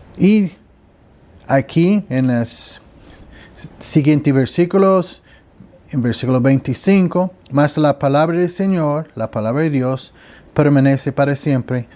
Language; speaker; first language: Spanish; non-native, learner; English